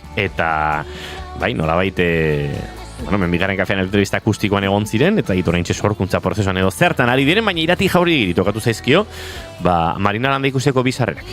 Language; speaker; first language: Basque; native; Basque